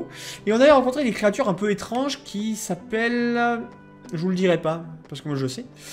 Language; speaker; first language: French; native; French